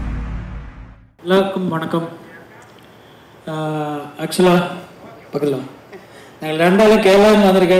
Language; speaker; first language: Tamil; non-native, learner; Malayalam